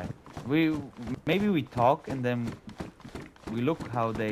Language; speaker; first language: English; non-native, fluent; Italian